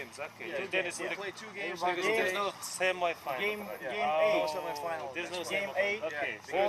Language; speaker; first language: English; non-native, learner; Russian